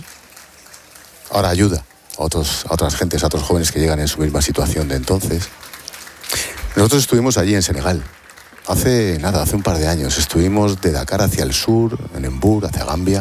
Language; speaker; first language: Spanish; native; Spanish